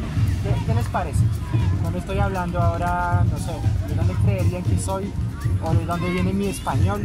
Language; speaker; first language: Spanish; non-native, fluent; French